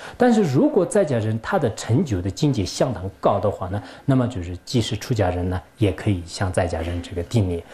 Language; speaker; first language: Chinese; non-native, local second language; Tibetan